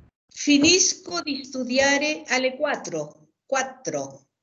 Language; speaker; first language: Italian; non-native, learner; Spanish